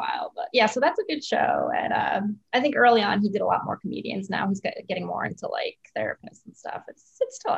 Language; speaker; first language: English; native; English